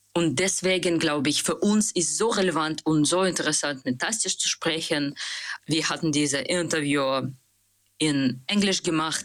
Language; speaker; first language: German; non-native, learner; Russian